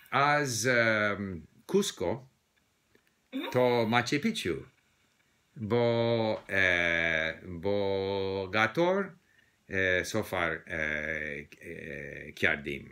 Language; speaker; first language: Persian; non-native, learner; English